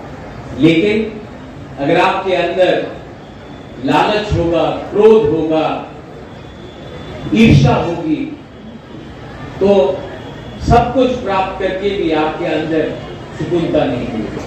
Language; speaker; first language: Hindi; non-native, local second language; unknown